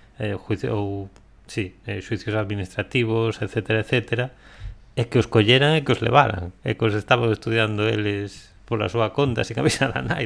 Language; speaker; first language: Galician; non-native, local second language; Spanish